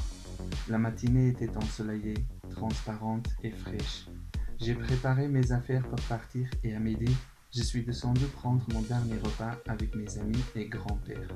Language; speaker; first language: French; non-native, fluent; Persian